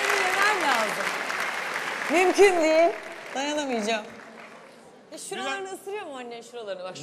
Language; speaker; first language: Turkish; native; Turkish